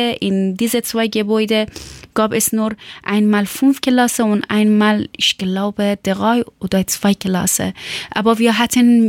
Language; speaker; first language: German; non-native, learner; Persian